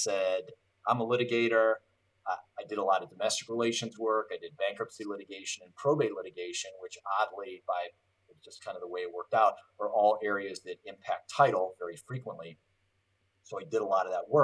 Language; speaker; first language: English; native; English